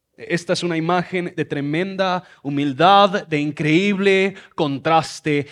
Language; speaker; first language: Spanish; non-native, fluent; English